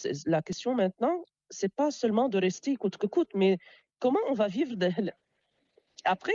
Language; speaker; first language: French; non-native, local second language; Arabic